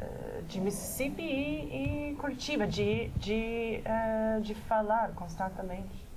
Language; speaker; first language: Portuguese; non-native, fluent; English